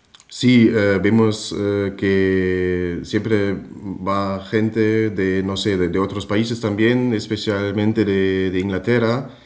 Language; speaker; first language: Spanish; non-native, fluent; German